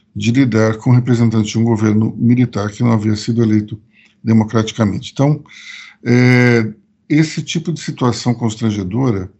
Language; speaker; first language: Portuguese; native; Portuguese